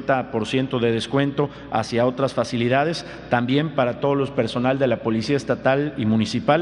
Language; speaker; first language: Spanish; native; Spanish